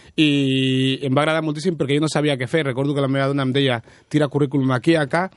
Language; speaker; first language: Catalan; early bilingual, other home language; Spanish